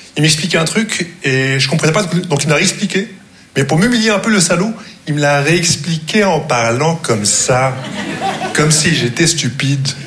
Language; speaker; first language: French; non-native, local second language; Arabic